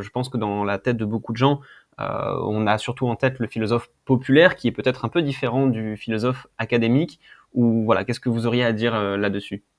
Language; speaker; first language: French; native; French